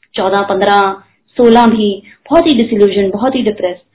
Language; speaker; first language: Hindi; native; Hindi